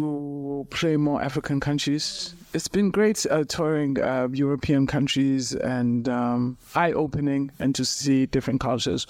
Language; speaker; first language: English; non-native, local second language; Xhosa